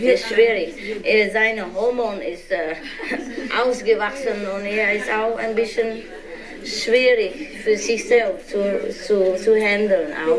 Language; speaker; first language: German; non-native, learner; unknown